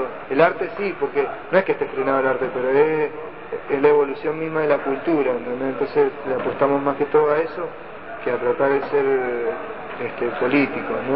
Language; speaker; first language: Spanish; native; Spanish